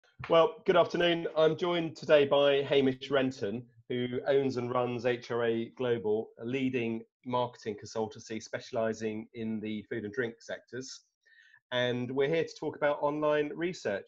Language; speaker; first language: English; native; English